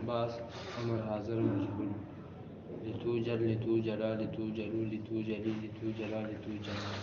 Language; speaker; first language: Arabic; non-native, learner; Urdu